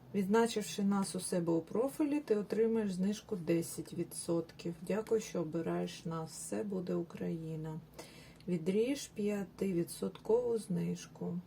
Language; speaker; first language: Ukrainian; non-native, local second language; Russian